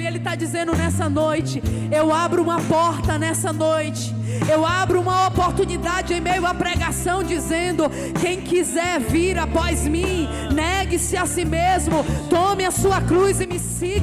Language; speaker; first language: Portuguese; native; Portuguese